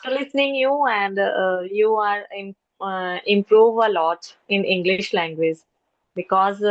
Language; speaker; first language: English; non-native, learner; Hindi